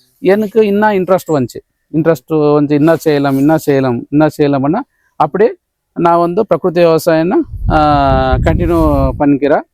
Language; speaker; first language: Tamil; non-native, local second language; Telugu